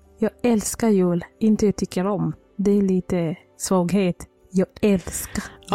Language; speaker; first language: Swedish; non-native, fluent; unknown